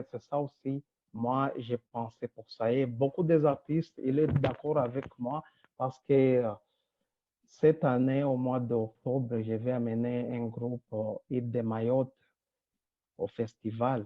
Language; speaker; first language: French; non-native, local second language; Rundi